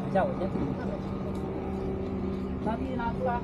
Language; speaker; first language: Chinese; non-native, learner; Filipino